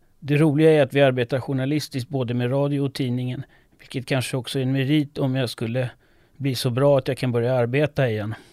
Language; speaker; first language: Swedish; non-native, fluent; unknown